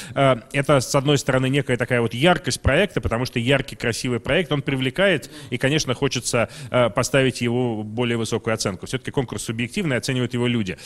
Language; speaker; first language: Russian; native; Russian